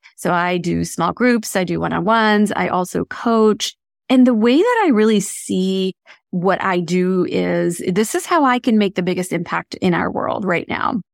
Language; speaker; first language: English; early bilingual, other home language; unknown